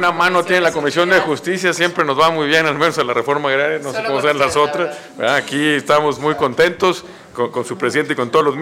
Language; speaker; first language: Spanish; native; Spanish